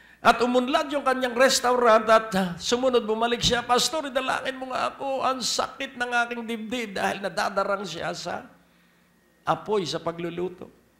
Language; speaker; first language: Filipino; native; Filipino